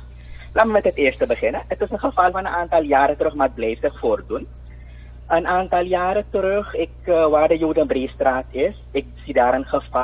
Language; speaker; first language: Dutch; native; Dutch